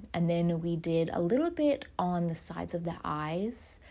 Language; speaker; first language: English; native; English